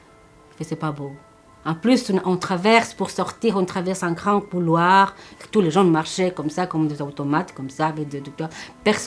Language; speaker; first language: French; non-native, fluent; Spanish